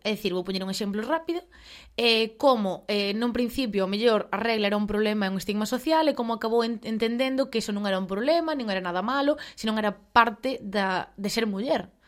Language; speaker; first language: Galician; non-native, local second language; Spanish